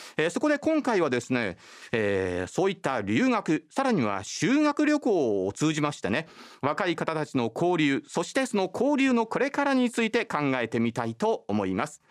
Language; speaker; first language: Japanese; native; Japanese